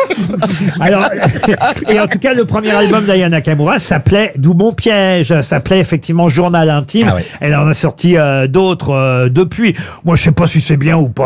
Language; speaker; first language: French; native; French